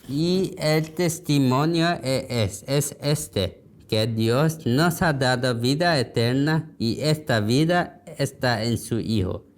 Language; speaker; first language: Spanish; non-native, learner; Korean